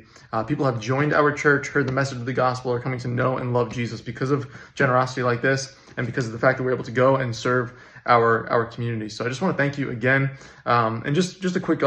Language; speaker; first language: English; native; English